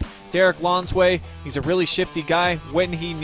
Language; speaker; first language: English; native; English